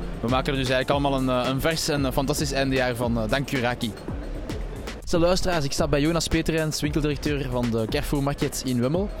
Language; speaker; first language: Dutch; native; Dutch